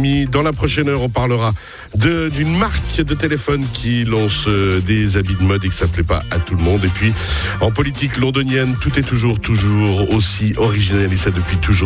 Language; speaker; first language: French; native; French